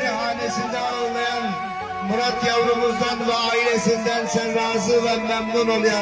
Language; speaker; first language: Turkish; native; Turkish